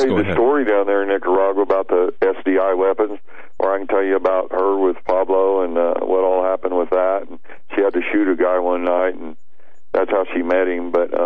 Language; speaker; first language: English; native; English